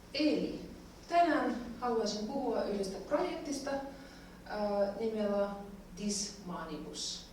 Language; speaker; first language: Finnish; non-native, fluent; German